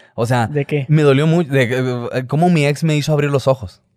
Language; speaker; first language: Spanish; native; Spanish